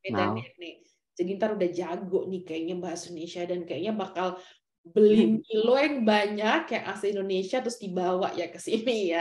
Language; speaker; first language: Indonesian; native; Indonesian